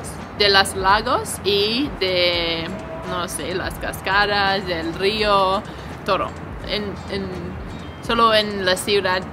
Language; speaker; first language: Spanish; non-native, learner; English